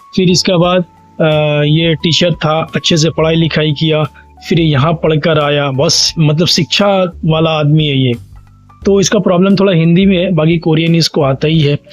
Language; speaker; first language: Hindi; native; Hindi